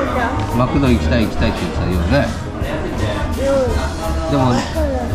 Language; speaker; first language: Japanese; native; Japanese